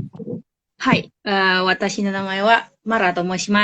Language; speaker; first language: Japanese; non-native, learner; Indonesian